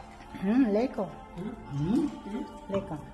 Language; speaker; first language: German; non-native, learner; Filipino